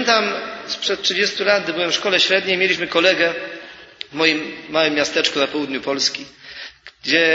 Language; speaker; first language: Polish; native; Polish